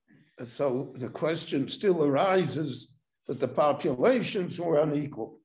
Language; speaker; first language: English; native; English